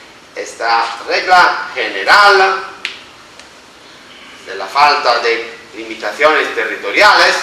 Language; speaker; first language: Spanish; non-native, fluent; Italian